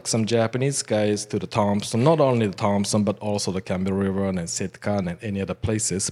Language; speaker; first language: English; non-native, fluent; Japanese